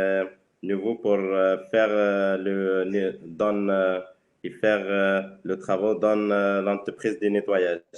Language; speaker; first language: French; non-native, learner; Spanish